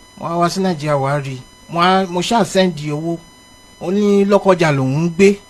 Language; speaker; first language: Yoruba; early bilingual, heritage; Yoruba